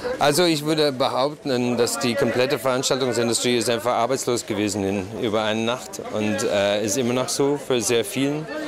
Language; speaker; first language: German; non-native, fluent; English